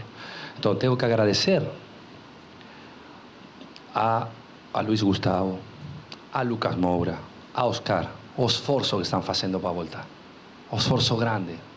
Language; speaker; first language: Portuguese; non-native, local second language; Spanish